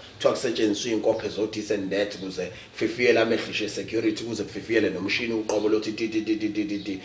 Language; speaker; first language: Zulu; native; Zulu